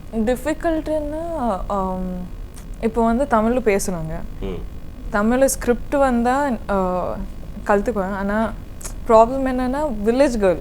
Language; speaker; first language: Tamil; non-native, learner; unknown